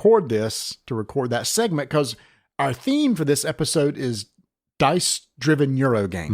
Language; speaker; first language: English; native; English